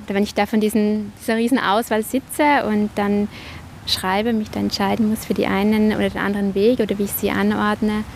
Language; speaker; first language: German; native; German